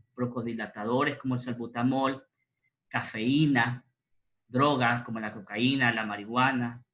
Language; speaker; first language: Spanish; native; Spanish